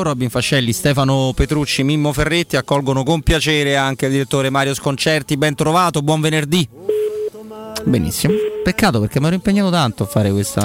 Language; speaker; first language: Italian; native; Italian